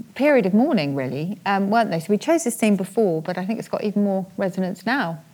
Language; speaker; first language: English; native; English